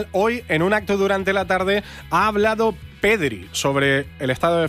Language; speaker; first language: Spanish; native; Spanish